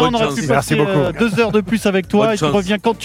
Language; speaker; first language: French; native; French